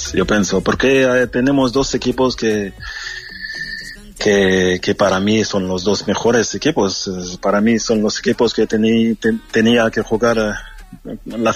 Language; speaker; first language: Spanish; non-native, fluent; French